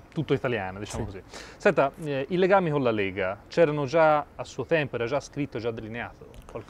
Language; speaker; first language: Italian; native; Italian